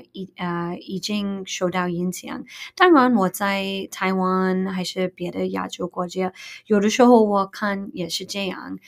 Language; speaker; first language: Chinese; non-native, fluent; English